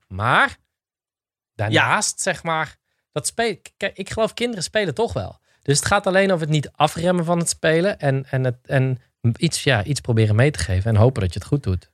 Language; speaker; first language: Dutch; native; Dutch